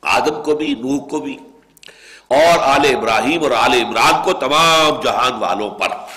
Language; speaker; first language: Urdu; native; Urdu